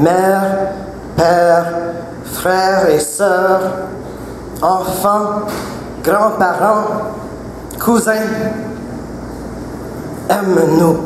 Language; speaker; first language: French; non-native, local second language; English